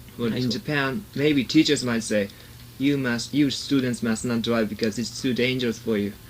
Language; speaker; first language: English; non-native, learner; Japanese